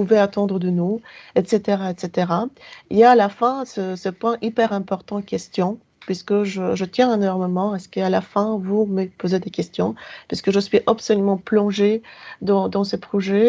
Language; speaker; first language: French; non-native, fluent; Polish